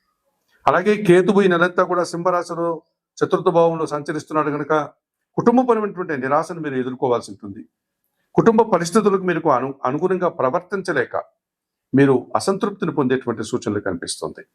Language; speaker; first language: Telugu; native; Telugu